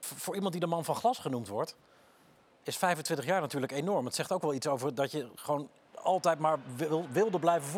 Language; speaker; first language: Dutch; native; Dutch